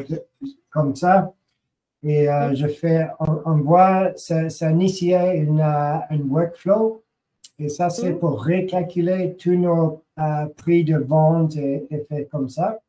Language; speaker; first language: French; non-native, learner; English